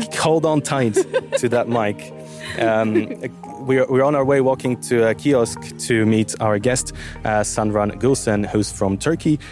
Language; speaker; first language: English; non-native, fluent; Bulgarian